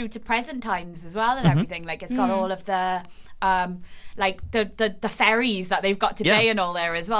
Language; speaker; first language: English; native; English